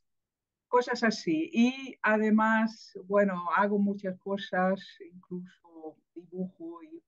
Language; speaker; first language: Spanish; non-native, fluent; Dutch